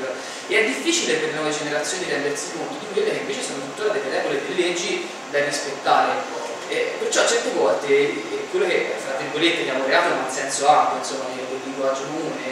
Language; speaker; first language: Italian; native; Italian